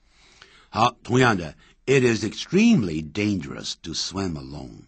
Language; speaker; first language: English; non-native, fluent; Chinese